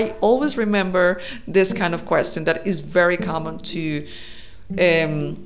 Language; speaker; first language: English; non-native, fluent; Spanish